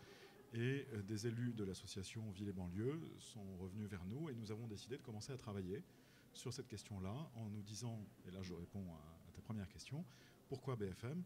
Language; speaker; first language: French; native; French